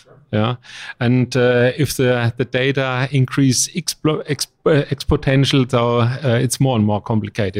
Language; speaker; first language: English; non-native, fluent; German